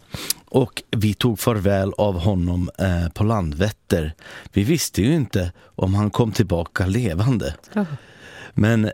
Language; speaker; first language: Swedish; native; Swedish